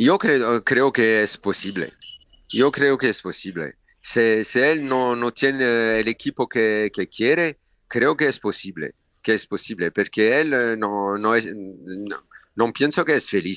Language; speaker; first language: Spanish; non-native, learner; French